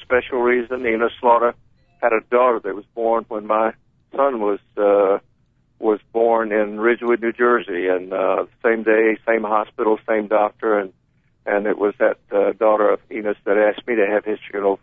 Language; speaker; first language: English; native; English